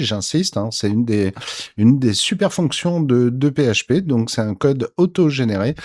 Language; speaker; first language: French; native; French